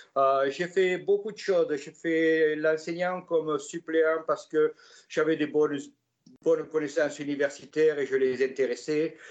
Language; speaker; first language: French; native; French